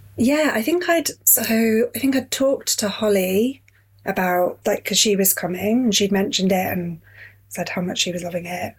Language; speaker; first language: English; native; English